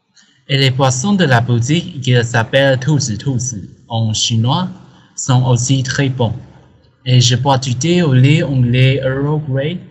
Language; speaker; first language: French; non-native, learner; Chinese